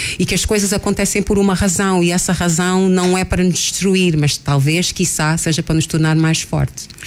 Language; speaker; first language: Portuguese; non-native, local second language; Kabuverdianu